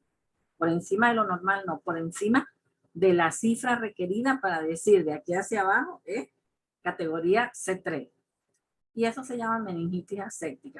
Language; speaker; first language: Spanish; native; Spanish